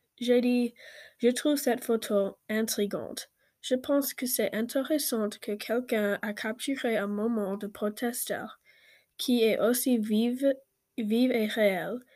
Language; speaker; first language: French; non-native, learner; English